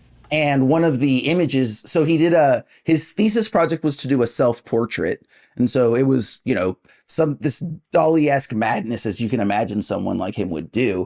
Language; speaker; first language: English; native; English